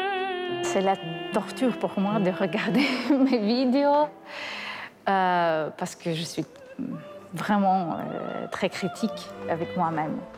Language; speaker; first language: French; non-native, learner; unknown